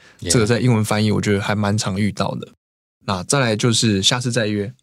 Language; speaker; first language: Chinese; native; Chinese